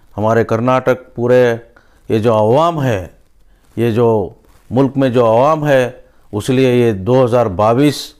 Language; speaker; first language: Hindi; non-native, local second language; Kannada